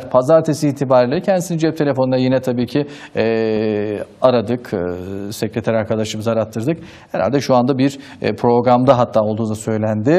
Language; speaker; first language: Turkish; native; Turkish